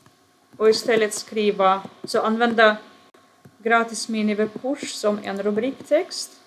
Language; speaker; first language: Swedish; non-native, fluent; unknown